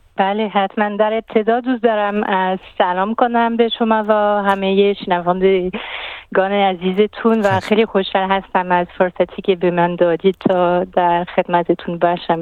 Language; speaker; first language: Persian; non-native, fluent; French